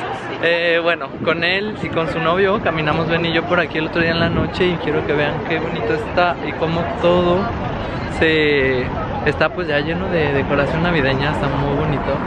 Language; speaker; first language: Spanish; native; Spanish